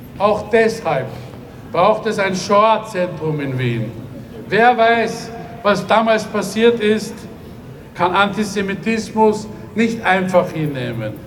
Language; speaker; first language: German; native; German